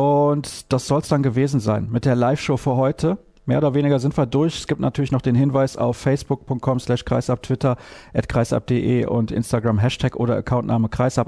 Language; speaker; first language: German; native; German